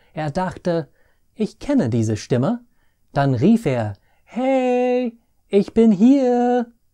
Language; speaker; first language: German; non-native, fluent; English